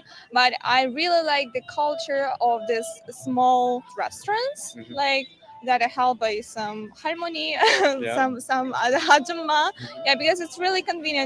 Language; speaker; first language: English; non-native, learner; Ukrainian